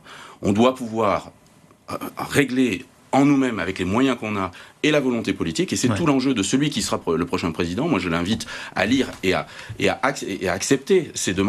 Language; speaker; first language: French; native; French